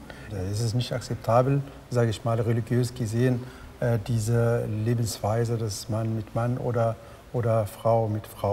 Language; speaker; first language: German; early bilingual, other home language; Arabic